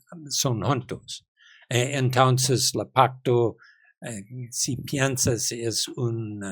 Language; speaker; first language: Spanish; non-native, learner; English